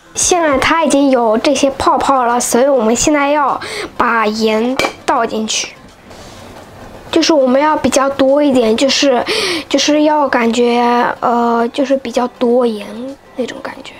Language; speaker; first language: Chinese; non-native, fluent; Russian